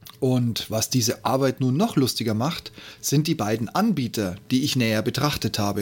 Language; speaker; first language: German; native; German